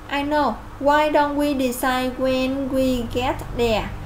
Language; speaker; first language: English; non-native, fluent; Vietnamese